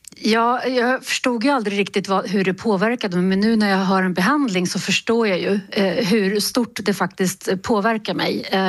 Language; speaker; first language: Swedish; native; Swedish